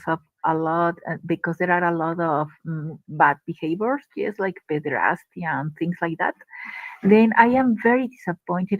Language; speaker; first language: English; non-native, learner; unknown